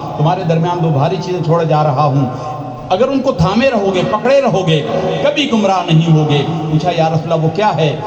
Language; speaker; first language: Urdu; non-native, local second language; Punjabi